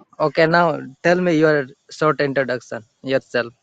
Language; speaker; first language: English; non-native, learner; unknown